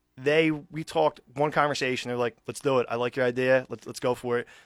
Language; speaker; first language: English; native; English